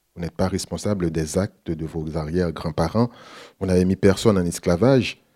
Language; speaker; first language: French; native; French